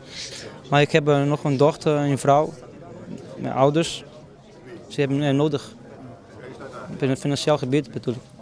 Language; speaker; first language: Dutch; non-native, fluent; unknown